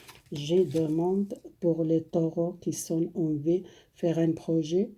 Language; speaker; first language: French; non-native, fluent; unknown